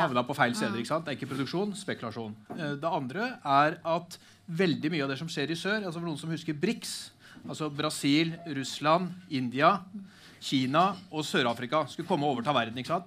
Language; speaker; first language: Norwegian; native; Norwegian